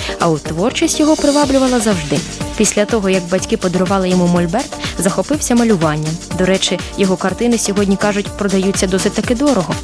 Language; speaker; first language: Ukrainian; native; Ukrainian